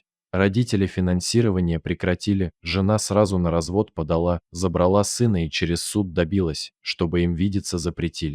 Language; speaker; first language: Russian; native; Russian